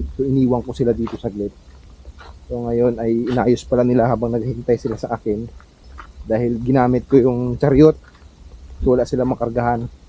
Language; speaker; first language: Filipino; native; Filipino